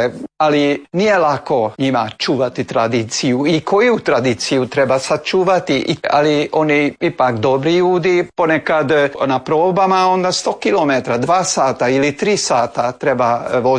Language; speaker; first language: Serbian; early bilingual, heritage; Croatian